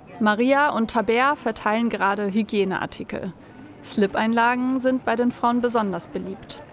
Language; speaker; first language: German; native; German